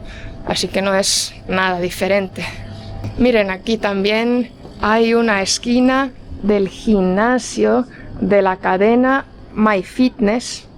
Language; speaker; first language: Spanish; non-native, fluent; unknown